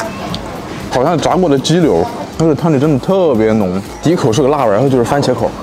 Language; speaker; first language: Chinese; native; Chinese